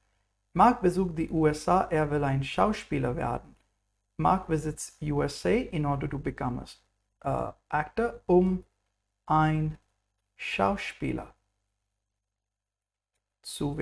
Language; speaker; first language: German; non-native, fluent; English